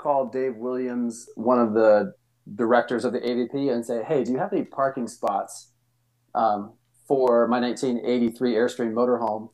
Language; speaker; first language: English; native; English